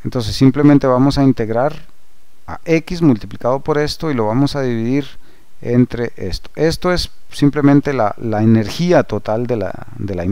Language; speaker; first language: Spanish; native; Spanish